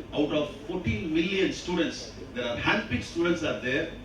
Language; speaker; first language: English; non-native, local second language; Tamil